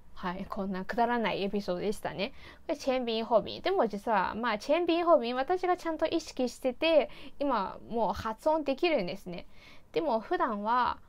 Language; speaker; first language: Japanese; non-native, fluent; Chinese